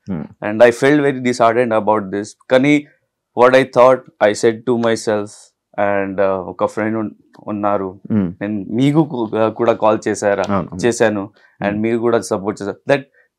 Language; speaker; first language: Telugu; non-native, local second language; Urdu